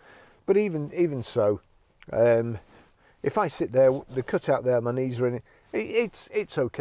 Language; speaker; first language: English; native; English